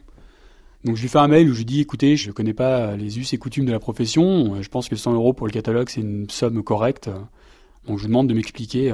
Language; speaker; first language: French; native; French